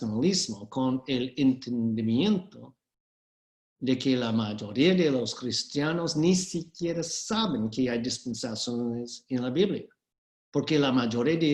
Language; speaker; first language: Spanish; non-native, fluent; English